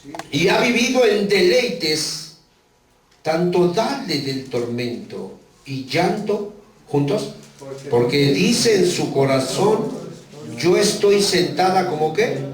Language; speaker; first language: Spanish; native; Spanish